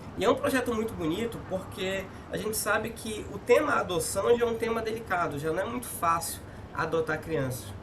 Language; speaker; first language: Portuguese; native; Portuguese